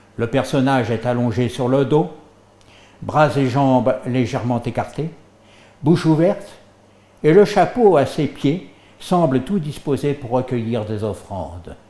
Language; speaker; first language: French; native; French